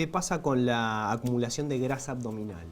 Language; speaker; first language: Spanish; native; Spanish